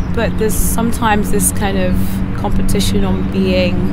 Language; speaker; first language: English; native; English